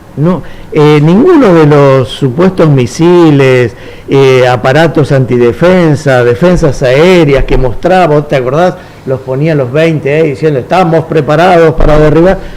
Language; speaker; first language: Spanish; native; Spanish